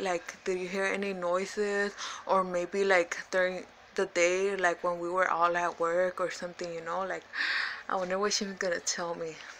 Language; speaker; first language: English; early bilingual, other home language; Spanish